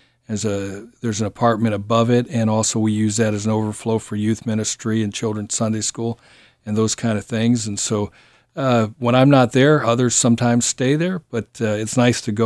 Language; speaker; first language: English; native; English